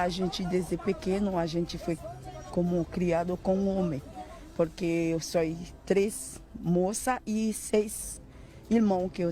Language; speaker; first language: Portuguese; non-native, learner; Haitian Creole